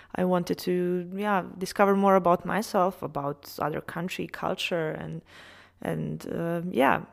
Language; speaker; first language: English; non-native, fluent; Serbian